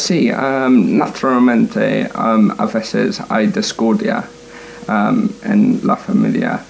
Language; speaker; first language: Spanish; non-native, learner; English